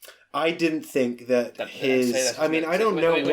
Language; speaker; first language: English; native; English